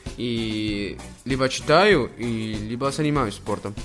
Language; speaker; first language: Russian; non-native, learner; Spanish